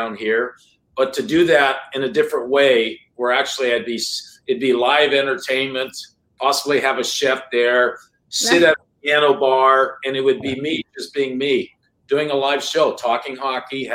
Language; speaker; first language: English; non-native, fluent; French